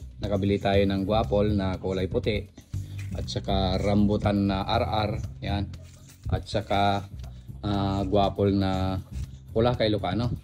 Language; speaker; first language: Filipino; non-native, local second language; Iloko